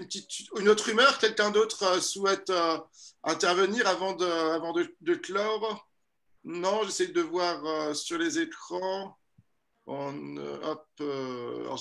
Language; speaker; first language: French; native; French